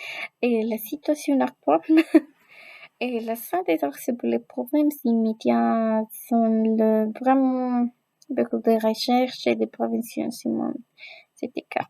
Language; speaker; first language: French; non-native, learner; Spanish